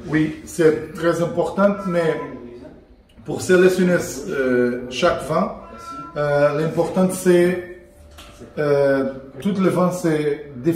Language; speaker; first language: French; non-native, learner; Portuguese